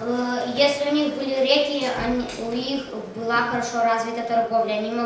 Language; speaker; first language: Russian; native; Russian